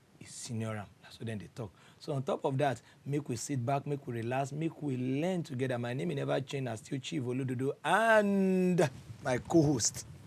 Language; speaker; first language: Nigerian Pidgin; native; Nigerian Pidgin